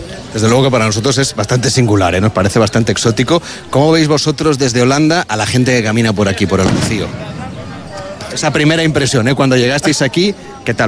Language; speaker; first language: Spanish; native; Spanish